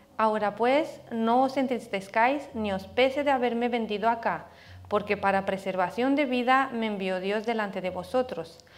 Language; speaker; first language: Spanish; non-native, fluent; Romanian